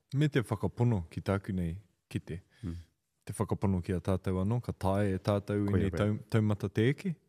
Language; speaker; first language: Māori; native; Māori